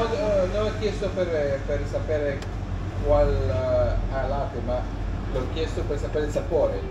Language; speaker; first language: Italian; non-native, learner; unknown